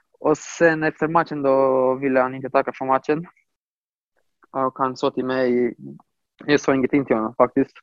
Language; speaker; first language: Swedish; non-native, fluent; Romanian